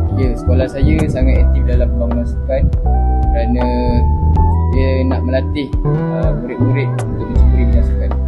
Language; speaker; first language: Malay; native; Malay